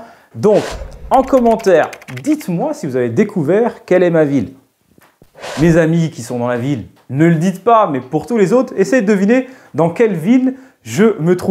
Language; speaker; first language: French; native; French